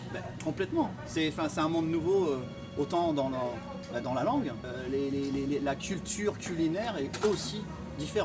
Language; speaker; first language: French; native; French